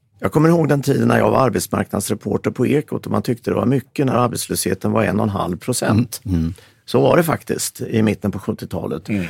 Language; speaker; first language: Swedish; native; Swedish